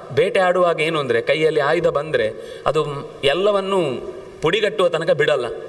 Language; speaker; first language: Kannada; non-native, local second language; Tulu